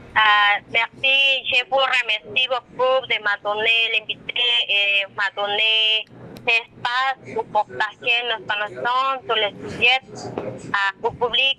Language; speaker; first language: French; non-native, learner; Spanish